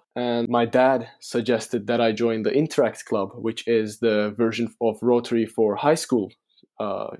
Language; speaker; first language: English; non-native, fluent; Turkish